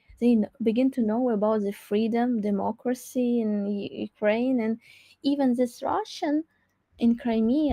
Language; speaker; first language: English; non-native, learner; Crimean Tatar